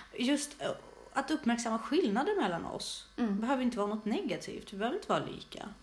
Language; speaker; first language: Swedish; early bilingual, other home language; Russian